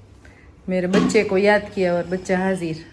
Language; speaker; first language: Hindi; non-native, local second language; Gujarati